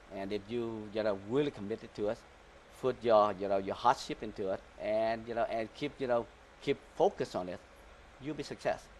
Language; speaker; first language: English; early bilingual, other home language; Vietnamese